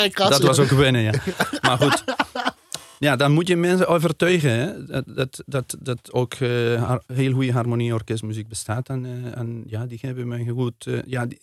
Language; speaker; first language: Dutch; non-native, fluent; Spanish